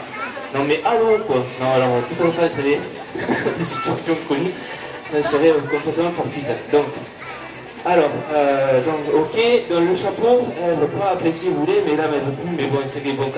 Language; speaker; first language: French; native; French